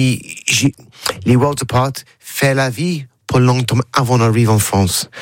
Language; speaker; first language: French; non-native, learner; English